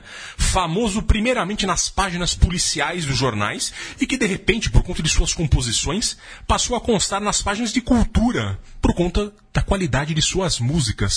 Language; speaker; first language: Portuguese; native; Portuguese